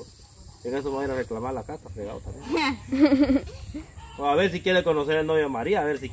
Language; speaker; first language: Spanish; native; Spanish